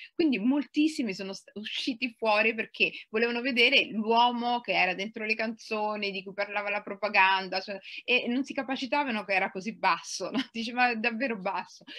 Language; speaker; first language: Italian; early bilingual, other home language; Somali